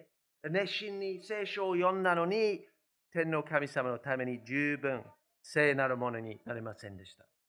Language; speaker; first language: Japanese; non-native, fluent; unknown